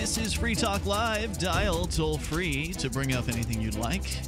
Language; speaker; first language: English; native; English